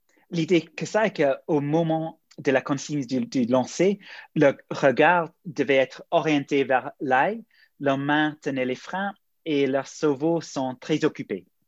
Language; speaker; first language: French; non-native, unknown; English